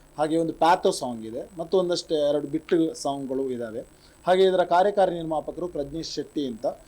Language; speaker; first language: Kannada; non-native, local second language; Tulu